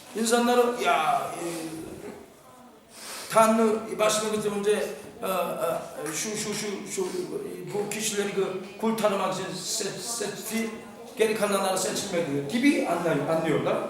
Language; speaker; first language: Turkish; non-native, fluent; Korean